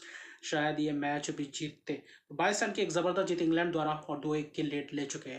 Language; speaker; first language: Hindi; native; Hindi